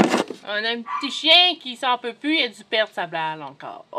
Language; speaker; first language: French; native; French